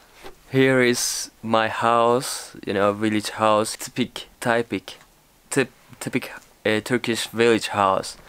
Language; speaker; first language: English; non-native, learner; Turkish